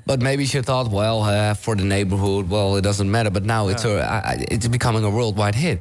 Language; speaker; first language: English; non-native, fluent; Dutch